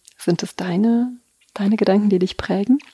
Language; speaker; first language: German; native; German